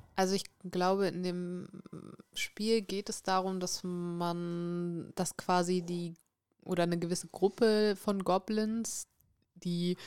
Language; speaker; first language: German; native; German